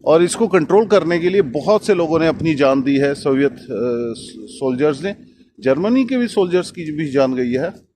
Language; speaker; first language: Hindi; non-native, fluent; Russian